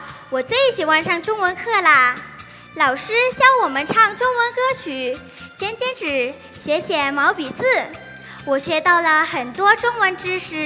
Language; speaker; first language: Chinese; non-native, fluent; Thai